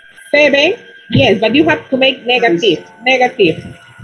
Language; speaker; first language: English; non-native, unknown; Spanish